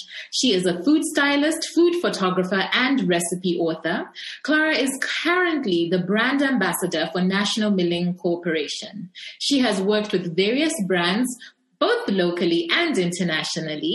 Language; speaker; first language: English; non-native, local second language; Bemba